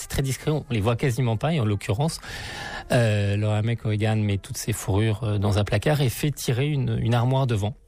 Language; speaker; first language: French; native; French